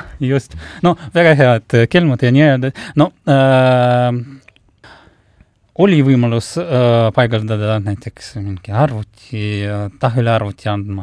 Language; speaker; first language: Estonian; non-native, local second language; Russian